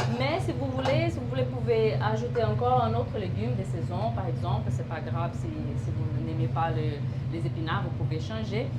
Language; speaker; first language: French; non-native, fluent; Portuguese